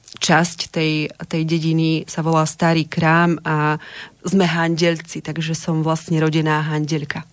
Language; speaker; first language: Slovak; native; Slovak